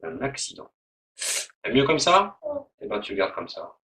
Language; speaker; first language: French; native; French